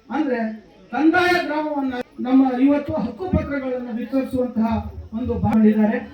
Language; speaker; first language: Kannada; non-native, local second language; Lambadi